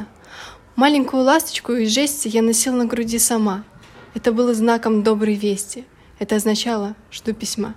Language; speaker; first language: Russian; native; Russian